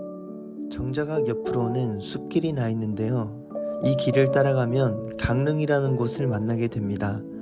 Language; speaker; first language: Korean; native; Korean